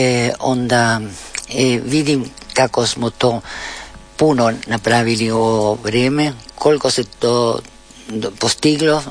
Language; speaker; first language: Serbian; early bilingual, heritage; Spanish